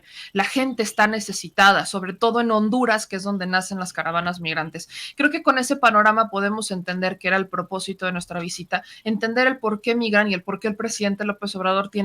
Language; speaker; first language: Spanish; native; Spanish